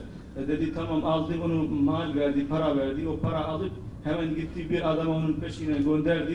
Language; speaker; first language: Turkish; non-native, fluent; Urdu